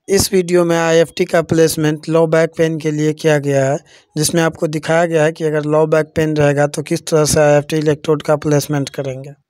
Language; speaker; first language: Hindi; native; Hindi